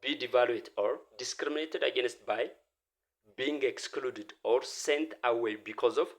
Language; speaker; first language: English; non-native, local second language; Amharic